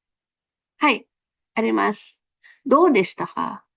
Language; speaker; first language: Japanese; non-native, fluent; Filipino